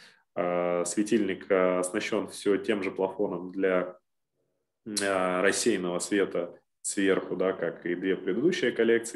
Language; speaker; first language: Russian; native; Russian